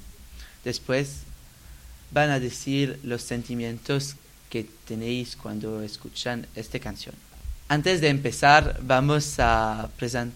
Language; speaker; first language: Spanish; non-native, learner; French